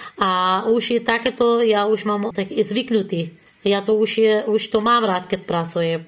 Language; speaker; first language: Slovak; non-native, learner; Persian